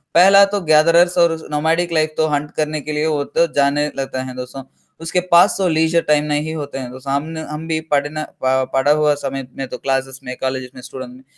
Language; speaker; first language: Hindi; non-native, local second language; Telugu